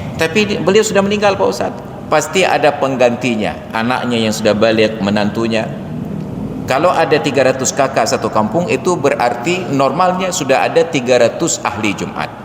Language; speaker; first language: Malay; non-native, local second language; Achinese